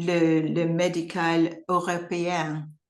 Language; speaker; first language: French; non-native, learner; English